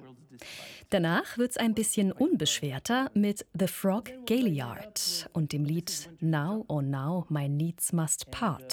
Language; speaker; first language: German; native; German